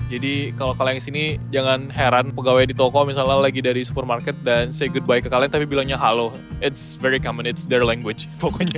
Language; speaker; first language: Indonesian; native; Indonesian